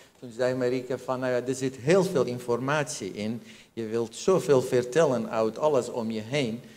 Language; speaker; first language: Dutch; non-native, fluent; Central Kurdish